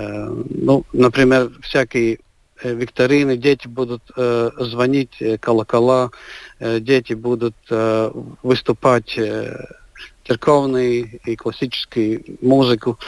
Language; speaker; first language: Russian; non-native, local second language; Latvian